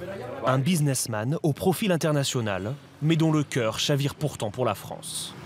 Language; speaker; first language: French; native; French